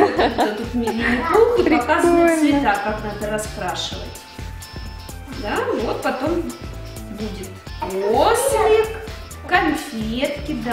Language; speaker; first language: Russian; native; Russian